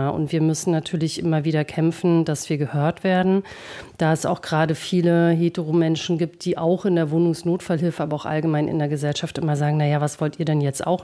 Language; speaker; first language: German; native; German